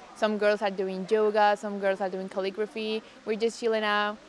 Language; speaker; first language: English; non-native, learner; Spanish